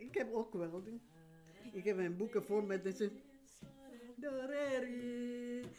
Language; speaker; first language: Dutch; non-native, learner; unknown